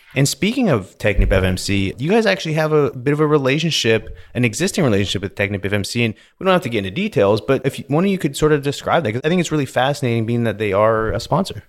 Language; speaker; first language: English; native; English